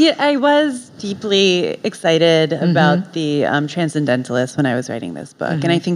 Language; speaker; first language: English; native; English